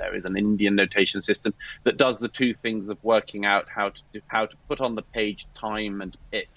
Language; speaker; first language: English; native; English